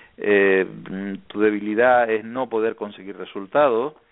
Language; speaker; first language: Spanish; native; Spanish